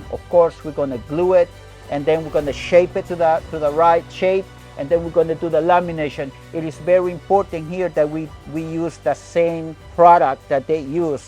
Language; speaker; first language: English; non-native, fluent; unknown